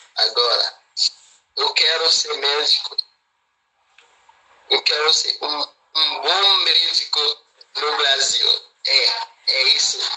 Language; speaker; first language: Portuguese; non-native, learner; Haitian Creole